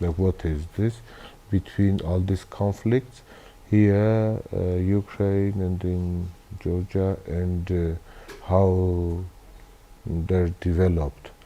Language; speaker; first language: English; non-native, learner; Armenian